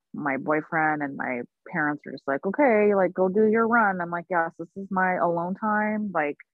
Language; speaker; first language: English; native; English